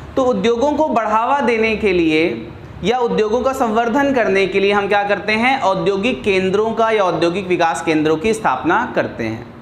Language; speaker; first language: Hindi; native; Hindi